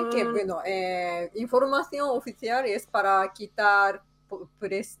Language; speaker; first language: Spanish; non-native, fluent; Japanese